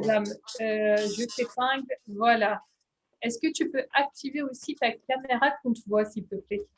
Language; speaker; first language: French; native; French